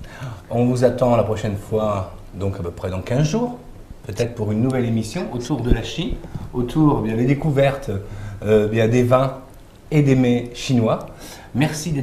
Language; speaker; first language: French; native; French